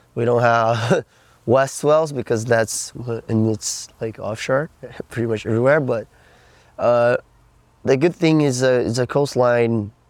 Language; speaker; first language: English; non-native, fluent; Portuguese